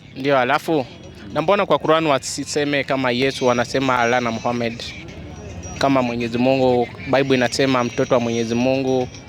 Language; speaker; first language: Swahili; non-native, local second language; Luyia